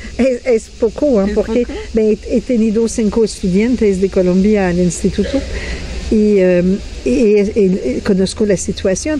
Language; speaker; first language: Spanish; non-native, fluent; French